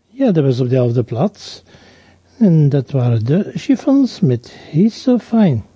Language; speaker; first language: Dutch; native; Dutch